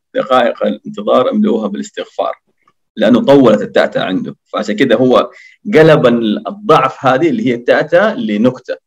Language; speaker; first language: Arabic; early bilingual, other home language; Indonesian